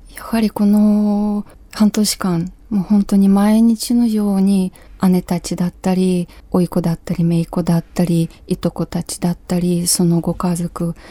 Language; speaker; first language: Japanese; non-native, fluent; Ukrainian